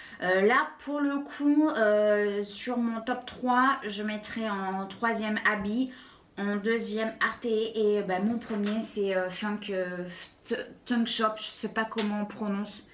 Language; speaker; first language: French; native; French